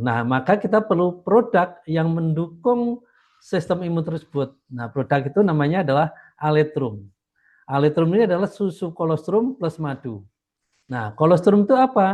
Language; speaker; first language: Indonesian; native; Indonesian